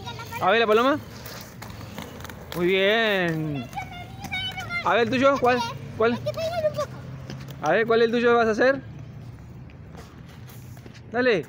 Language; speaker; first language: Spanish; native; Spanish